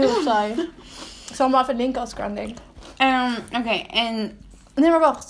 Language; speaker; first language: Dutch; native; Dutch